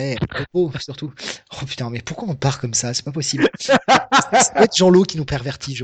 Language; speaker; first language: French; native; French